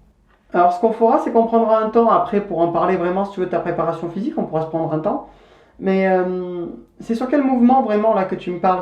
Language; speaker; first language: French; native; French